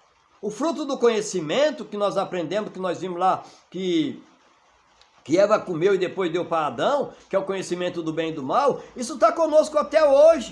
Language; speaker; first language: Portuguese; native; Portuguese